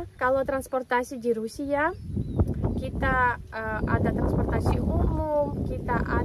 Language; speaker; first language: Indonesian; non-native, fluent; Russian